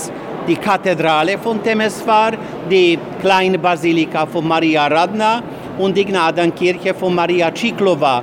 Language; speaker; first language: German; non-native, fluent; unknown